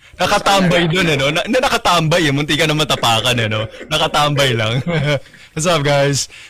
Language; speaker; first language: Filipino; native; Filipino